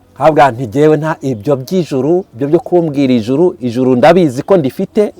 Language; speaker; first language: Kinyarwanda; early bilingual, heritage; Kinyarwanda